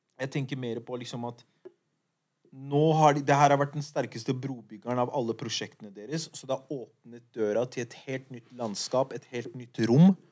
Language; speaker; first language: Norwegian; early bilingual, other home language; Kurdish